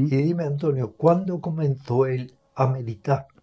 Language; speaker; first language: Spanish; native; Spanish